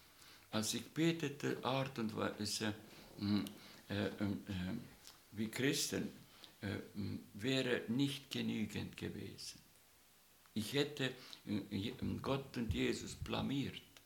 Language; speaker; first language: German; non-native, fluent; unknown